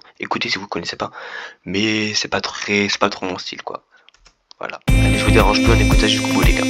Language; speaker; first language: French; native; French